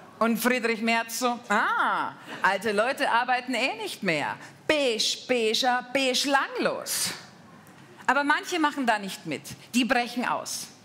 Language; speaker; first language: German; native; German